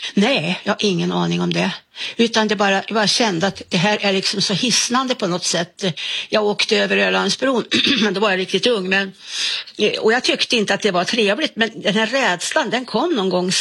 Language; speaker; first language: Swedish; native; Swedish